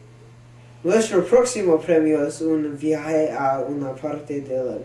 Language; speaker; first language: Spanish; non-native, learner; English